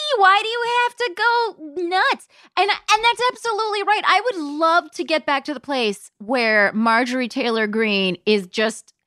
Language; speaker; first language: English; native; English